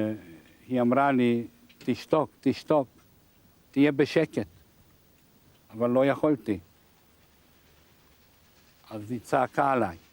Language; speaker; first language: Hebrew; non-native, fluent; Hungarian